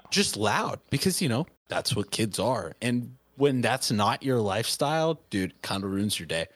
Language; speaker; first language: English; native; English